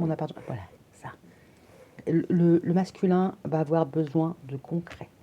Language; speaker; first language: French; native; French